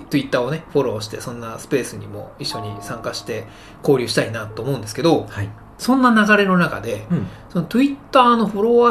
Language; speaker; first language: Japanese; native; Japanese